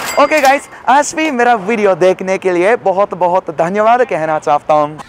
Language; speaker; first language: Hindi; non-native, fluent; Japanese